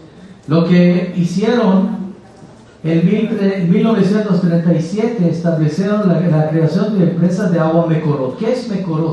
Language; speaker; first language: Spanish; non-native, fluent; Hebrew